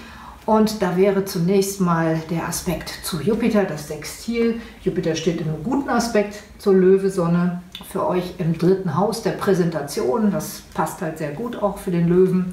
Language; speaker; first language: German; native; German